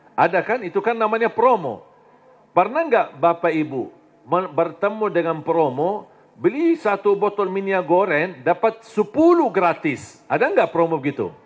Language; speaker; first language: Indonesian; non-native, fluent; Arabic